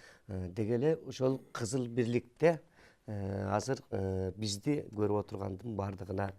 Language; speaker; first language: Kyrgyz; native; Kyrgyz